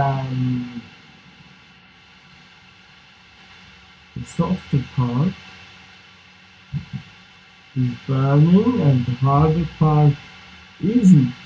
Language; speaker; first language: English; non-native, fluent; Italian